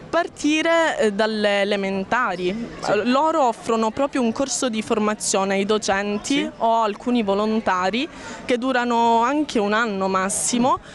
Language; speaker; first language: Italian; non-native, fluent; Ukrainian